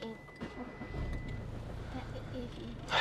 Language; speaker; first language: Arabic; native; Arabic